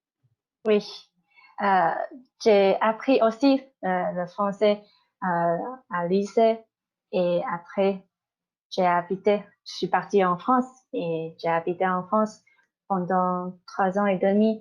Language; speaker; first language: French; non-native, fluent; Chinese